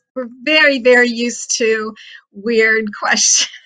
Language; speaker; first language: English; native; English